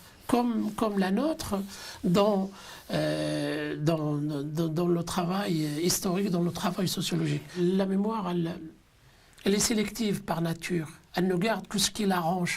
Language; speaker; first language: French; non-native, local second language; Arabic